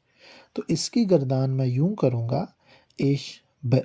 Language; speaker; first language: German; non-native, learner; Urdu